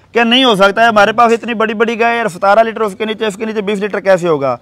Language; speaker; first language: Hindi; native; Hindi